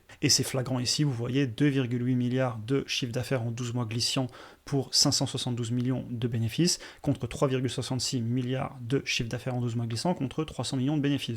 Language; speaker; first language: French; native; French